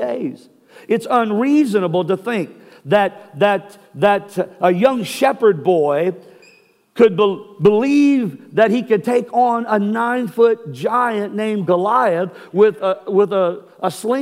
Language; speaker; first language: English; native; English